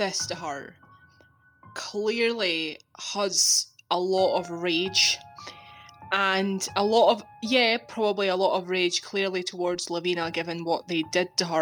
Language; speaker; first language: English; native; English